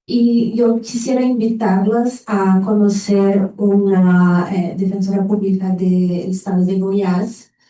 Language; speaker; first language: Spanish; non-native, learner; Portuguese